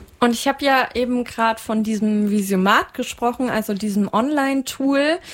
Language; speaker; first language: German; native; German